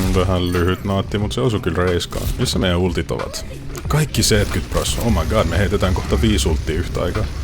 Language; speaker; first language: Finnish; non-native, fluent; English